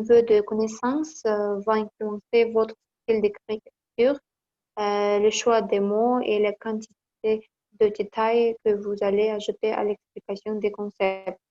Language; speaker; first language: French; non-native, learner; Kazakh